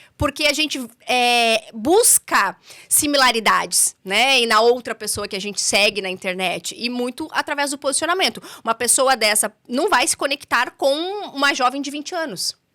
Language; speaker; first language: Portuguese; native; Portuguese